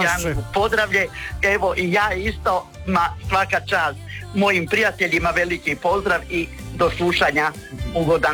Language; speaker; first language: Serbian; native; Serbian